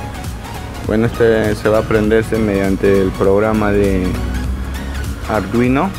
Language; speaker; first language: Spanish; native; Spanish